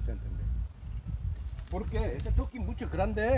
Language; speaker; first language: Spanish; non-native, learner; Korean